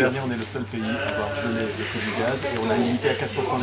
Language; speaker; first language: French; native; French